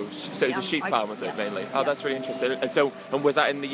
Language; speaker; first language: English; native; English